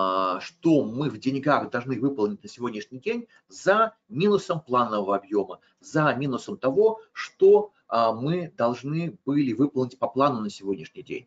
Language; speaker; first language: Russian; native; Russian